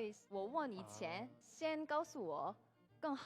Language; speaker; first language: Chinese; non-native, learner; Korean